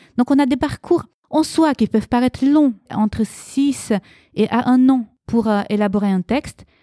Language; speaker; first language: French; early bilingual, other home language; Romanian